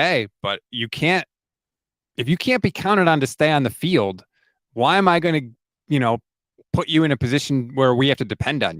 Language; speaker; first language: English; native; English